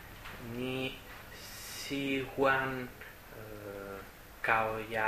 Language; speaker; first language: Chinese; non-native, learner; Italian